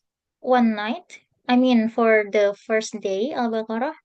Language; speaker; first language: English; non-native, fluent; Indonesian